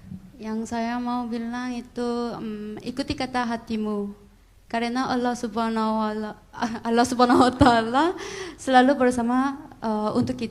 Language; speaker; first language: Indonesian; non-native, learner; Korean